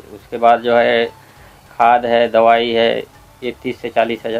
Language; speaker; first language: Hindi; native; Hindi